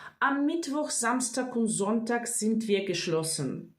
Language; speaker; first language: German; non-native, fluent; Ukrainian